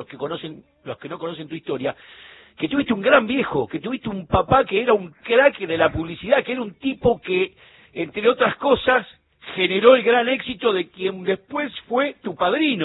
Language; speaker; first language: Spanish; native; Spanish